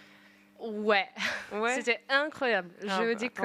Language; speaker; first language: French; non-native, learner; Ukrainian